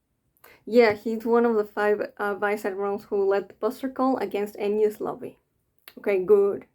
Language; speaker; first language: English; native; English